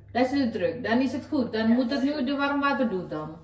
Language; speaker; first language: Dutch; non-native, learner; Indonesian